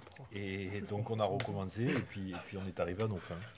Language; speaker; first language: French; native; French